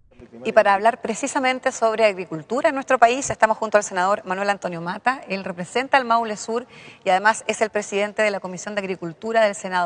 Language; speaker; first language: Spanish; native; Spanish